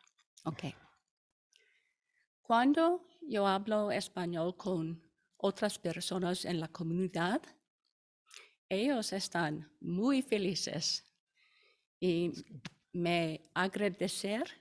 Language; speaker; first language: Spanish; non-native, learner; English